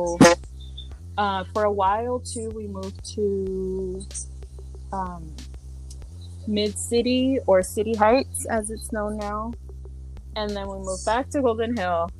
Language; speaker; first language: English; early bilingual, other home language; Spanish